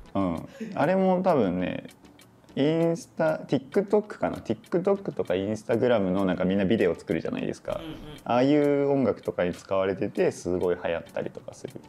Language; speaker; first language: Japanese; native; Japanese